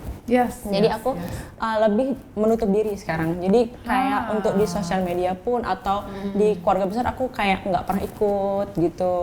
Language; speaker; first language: Indonesian; native; Indonesian